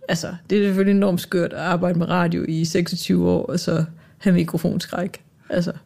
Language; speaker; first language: Danish; native; Danish